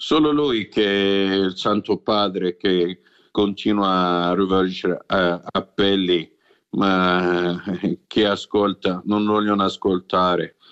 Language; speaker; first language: Italian; non-native, fluent; Arabic